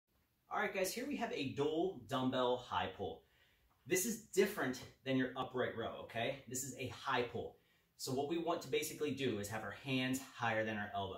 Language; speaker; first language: English; native; English